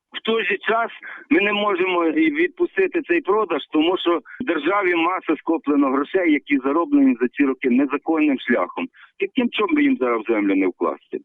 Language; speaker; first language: Ukrainian; native; Ukrainian